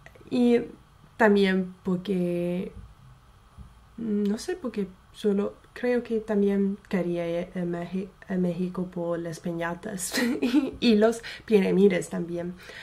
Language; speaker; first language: Spanish; non-native, fluent; English